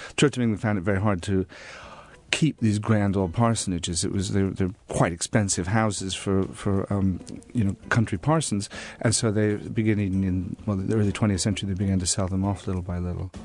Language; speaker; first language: English; native; English